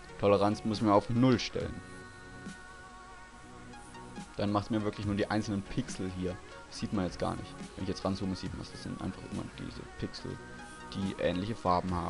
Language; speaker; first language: German; native; German